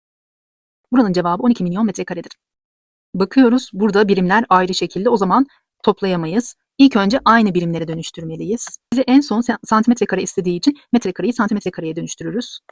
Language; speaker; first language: Turkish; native; Turkish